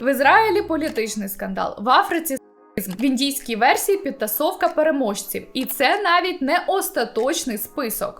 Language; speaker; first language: Ukrainian; native; Ukrainian